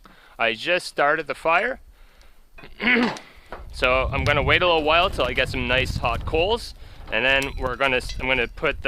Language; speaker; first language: English; native; English